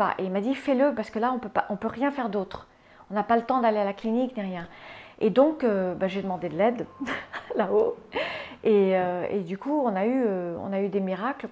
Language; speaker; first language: French; early bilingual, other home language; English